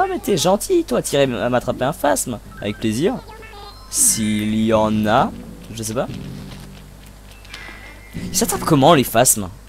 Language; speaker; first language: French; native; French